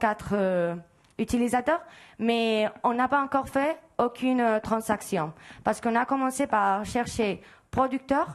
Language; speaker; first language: French; non-native, fluent; Spanish